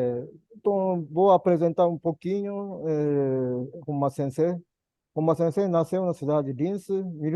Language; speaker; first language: Portuguese; non-native, learner; Japanese